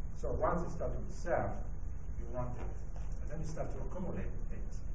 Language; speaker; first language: English; non-native, learner; Italian